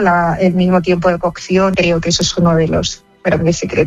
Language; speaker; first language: Spanish; native; Spanish